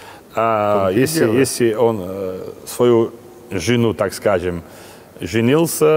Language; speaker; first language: Russian; non-native, local second language; Chechen